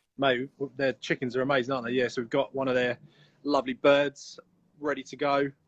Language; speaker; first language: English; native; English